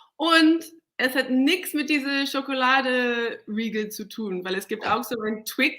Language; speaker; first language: German; non-native, fluent; English